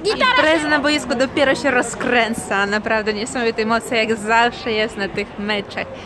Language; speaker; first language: Polish; non-native, fluent; Ukrainian